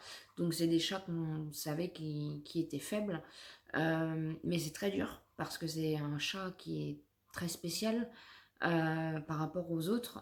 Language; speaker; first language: French; native; French